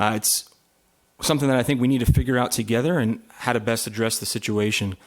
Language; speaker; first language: English; native; English